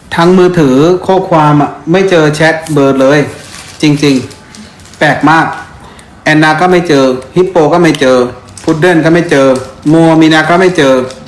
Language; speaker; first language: Thai; non-native, fluent; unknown